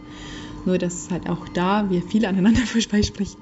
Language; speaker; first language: German; native; German